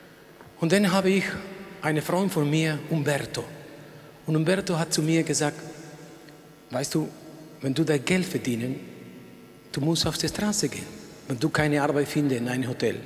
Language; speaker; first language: German; non-native, learner; Spanish